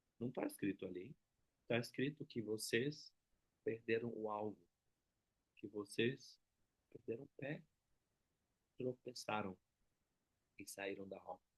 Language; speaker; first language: Portuguese; non-native, fluent; German